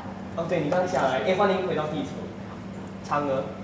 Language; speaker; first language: Chinese; native; Chinese